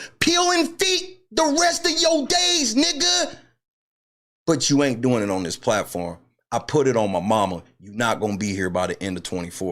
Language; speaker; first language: English; native; English